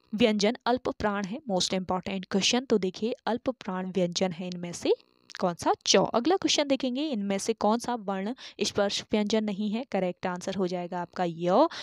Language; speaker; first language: Hindi; native; Hindi